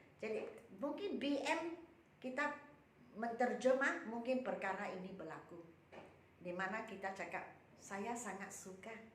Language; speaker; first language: Malay; non-native, local second language; Chinese